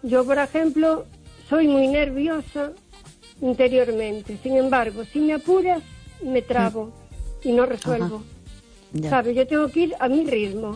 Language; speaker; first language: Spanish; native; Spanish